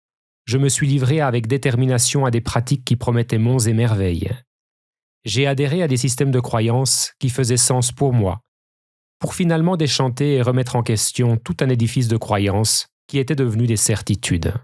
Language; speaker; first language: French; native; French